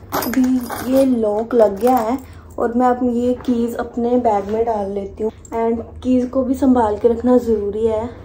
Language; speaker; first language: Hindi; non-native, local second language; Punjabi